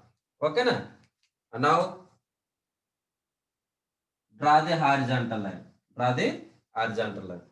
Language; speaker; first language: English; non-native, local second language; Telugu